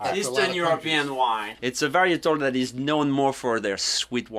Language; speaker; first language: English; non-native, fluent; French